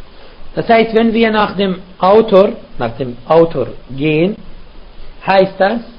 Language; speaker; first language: German; non-native, fluent; Arabic